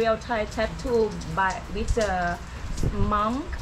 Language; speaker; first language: English; non-native, learner; Thai